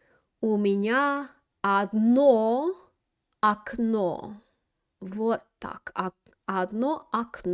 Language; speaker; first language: Russian; non-native, fluent; English